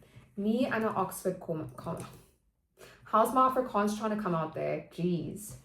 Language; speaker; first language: English; native; English